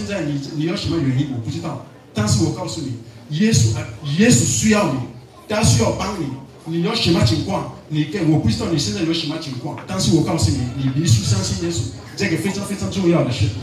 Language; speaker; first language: Chinese; non-native, learner; French